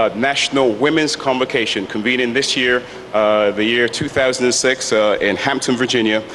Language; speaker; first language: English; native; English